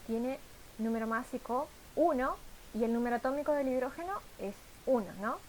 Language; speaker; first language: Spanish; native; Spanish